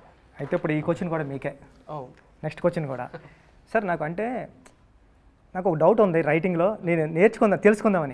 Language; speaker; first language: Telugu; native; Telugu